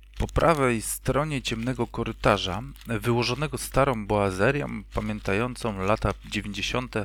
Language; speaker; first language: Polish; native; Polish